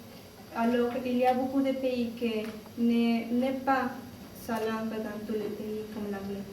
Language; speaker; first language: French; non-native, learner; Spanish